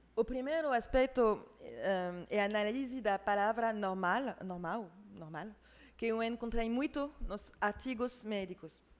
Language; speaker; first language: Portuguese; non-native, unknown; French